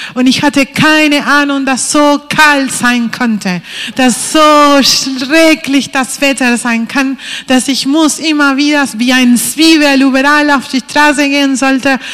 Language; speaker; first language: German; non-native, fluent; Spanish